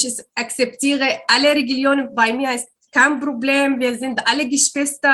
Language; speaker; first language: German; non-native, learner; Arabic